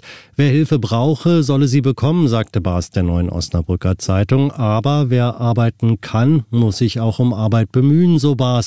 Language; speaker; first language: German; native; German